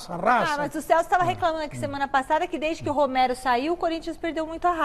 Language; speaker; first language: Portuguese; native; Portuguese